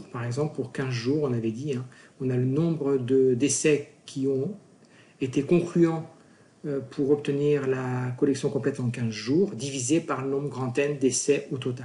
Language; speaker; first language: French; native; French